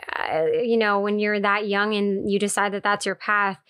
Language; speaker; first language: English; native; English